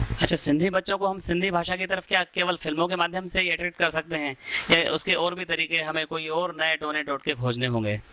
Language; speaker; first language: Hindi; non-native, local second language; Sindhi